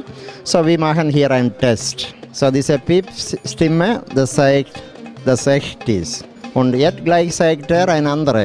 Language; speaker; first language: German; non-native, learner; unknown